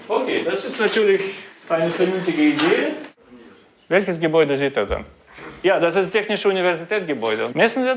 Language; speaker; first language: German; non-native, fluent; Russian